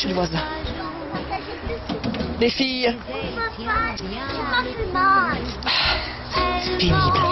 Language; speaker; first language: French; native; French